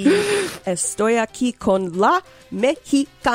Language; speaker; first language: Spanish; non-native, local second language; English